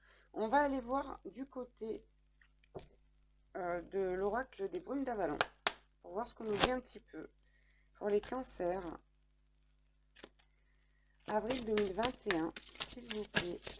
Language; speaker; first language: French; native; French